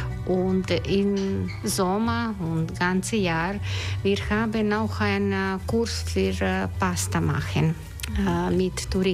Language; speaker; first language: German; non-native, learner; Croatian